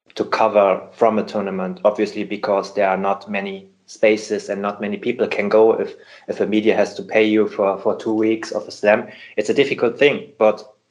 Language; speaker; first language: English; non-native, fluent; German